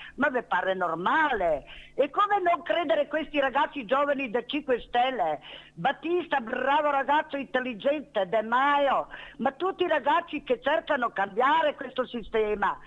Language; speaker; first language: Italian; non-native, fluent; Bosnian